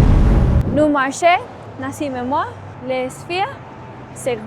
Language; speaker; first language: French; non-native, learner; English